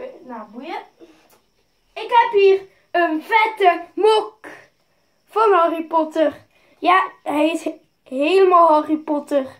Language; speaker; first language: Dutch; native; Dutch